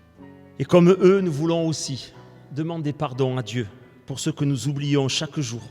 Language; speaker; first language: French; native; French